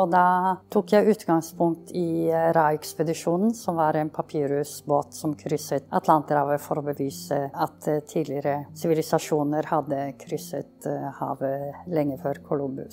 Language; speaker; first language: Norwegian; early bilingual, heritage; Norwegian